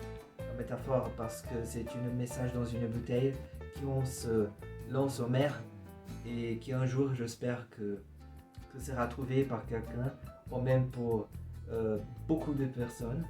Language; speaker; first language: French; non-native, learner; Portuguese